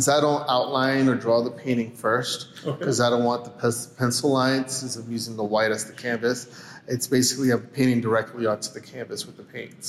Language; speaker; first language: English; early bilingual, other home language; Spanish